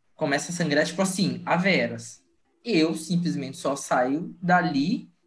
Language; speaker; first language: Portuguese; native; Portuguese